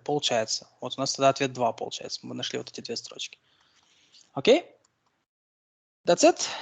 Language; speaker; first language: Russian; native; Russian